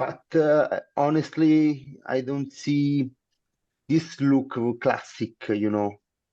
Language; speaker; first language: English; non-native, learner; Italian